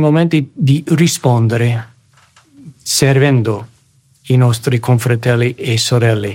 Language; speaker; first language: Italian; non-native, fluent; English